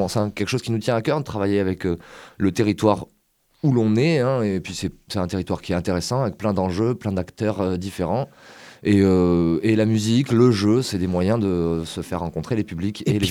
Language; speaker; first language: French; native; French